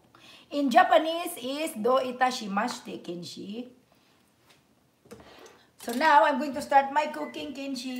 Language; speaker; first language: English; non-native, local second language; Filipino